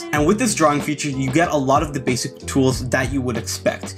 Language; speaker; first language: English; native; English